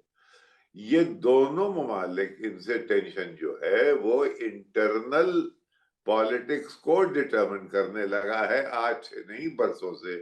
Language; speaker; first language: Hindi; native; Hindi